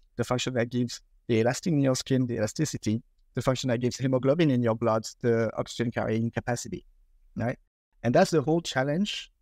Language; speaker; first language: English; non-native, fluent; French